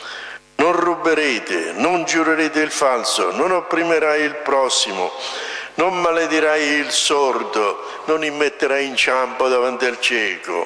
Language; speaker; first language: Italian; native; Italian